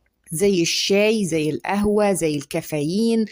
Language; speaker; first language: Arabic; native; Arabic